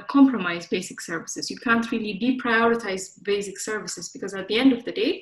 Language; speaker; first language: English; non-native, local second language; Amharic